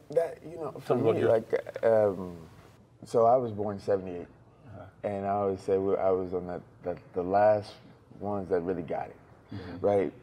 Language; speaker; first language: English; native; English